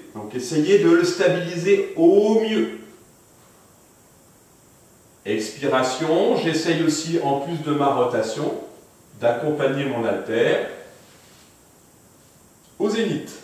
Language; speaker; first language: French; native; French